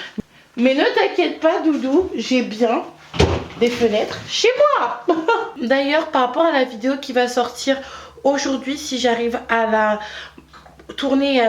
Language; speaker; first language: French; native; French